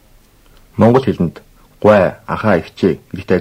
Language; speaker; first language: Mongolian; native; Mongolian